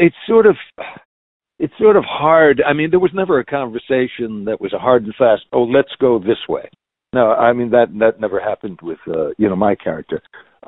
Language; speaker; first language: English; native; English